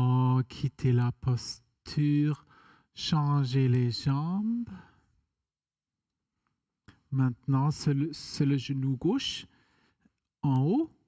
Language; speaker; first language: French; non-native, fluent; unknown